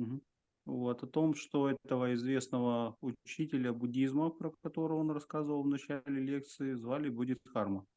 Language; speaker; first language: Russian; native; Russian